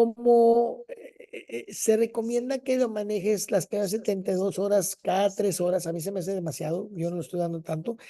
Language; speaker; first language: Spanish; native; Spanish